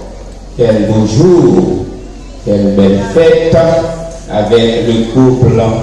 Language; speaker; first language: French; non-native, local second language; Haitian Creole